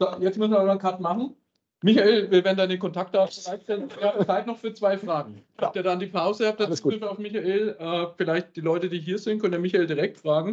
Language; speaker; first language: German; native; German